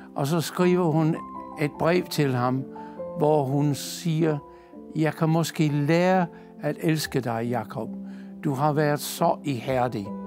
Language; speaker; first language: Danish; non-native, fluent; English